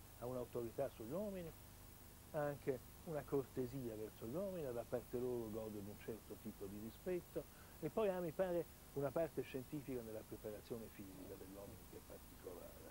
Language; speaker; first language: Italian; native; Italian